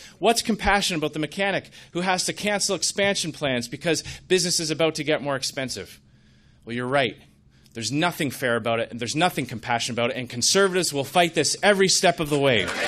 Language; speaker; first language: English; native; English